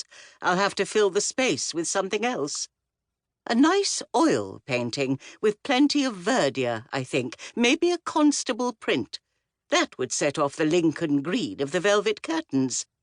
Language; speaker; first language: English; native; English